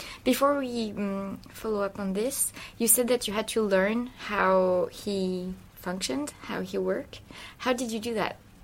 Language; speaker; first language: English; non-native, fluent; French